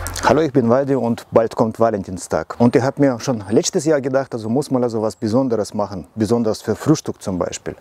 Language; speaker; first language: German; non-native, learner; Russian